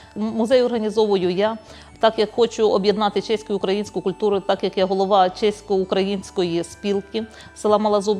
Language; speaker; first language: Ukrainian; non-native, local second language; Czech